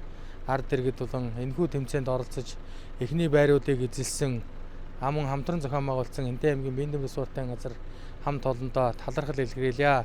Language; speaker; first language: Mongolian; native; Mongolian